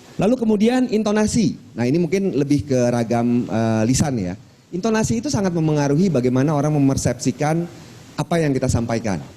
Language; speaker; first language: Indonesian; non-native, local second language; Minangkabau